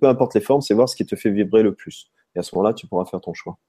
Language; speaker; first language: French; native; French